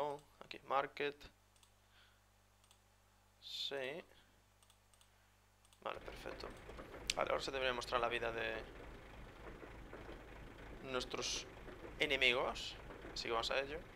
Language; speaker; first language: Spanish; native; Spanish